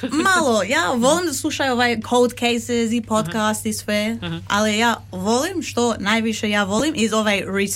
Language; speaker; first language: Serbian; early bilingual, heritage; Serbian